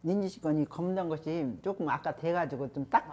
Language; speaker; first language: Korean; native; Korean